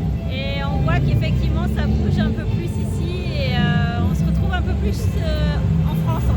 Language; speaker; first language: French; native; French